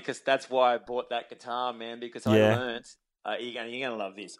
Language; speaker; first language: English; native; English